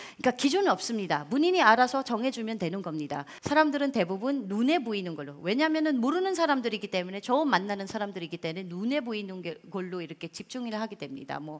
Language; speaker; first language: Korean; non-native, fluent; Filipino